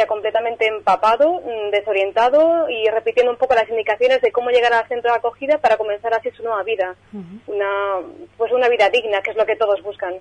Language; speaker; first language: Spanish; native; Spanish